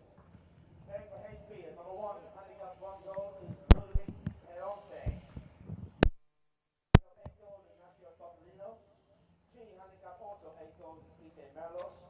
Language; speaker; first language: English; native; English